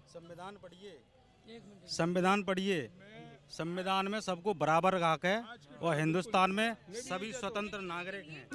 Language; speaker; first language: Hindi; native; Hindi